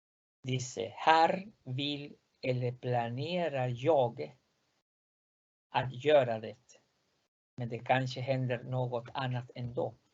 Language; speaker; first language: Swedish; non-native, fluent; Spanish